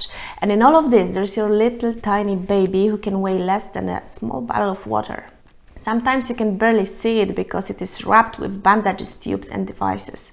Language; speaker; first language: English; non-native, fluent; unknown